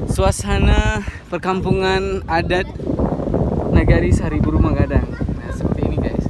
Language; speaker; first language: Indonesian; non-native, local second language; Minangkabau